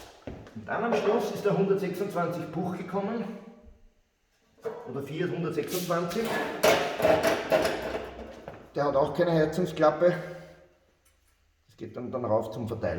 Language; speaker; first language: German; native; German